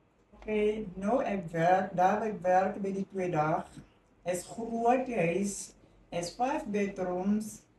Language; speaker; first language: Afrikaans; non-native, local second language; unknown